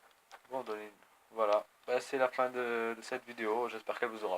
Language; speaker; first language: French; native; French